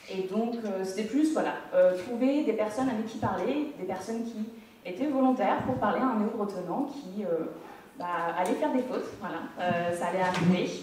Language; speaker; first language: French; early bilingual, other home language; English